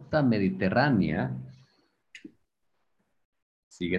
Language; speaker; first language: Spanish; non-native, fluent; English